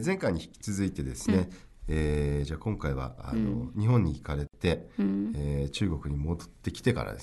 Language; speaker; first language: Japanese; native; Japanese